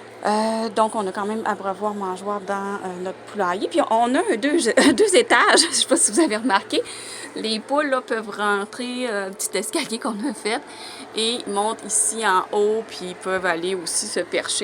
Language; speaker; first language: French; native; French